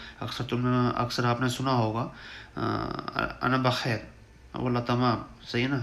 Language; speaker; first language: Urdu; native; Urdu